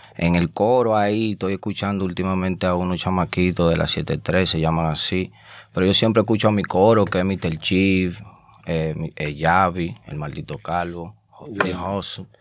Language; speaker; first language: Spanish; native; Spanish